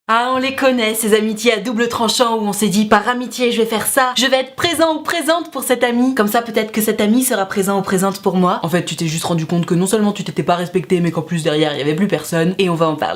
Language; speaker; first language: French; native; French